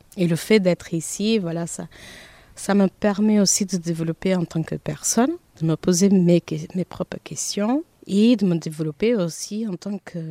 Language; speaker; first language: French; non-native, fluent; Portuguese